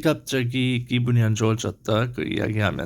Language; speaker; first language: Korean; non-native, learner; English